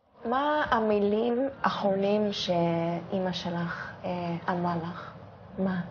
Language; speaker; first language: Hebrew; non-native, fluent; English